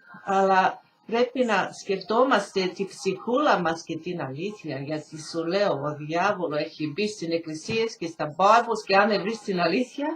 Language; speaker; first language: Greek; early bilingual, heritage; Greek